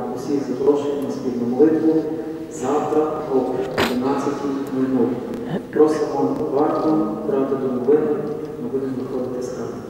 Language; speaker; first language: Ukrainian; native; Ukrainian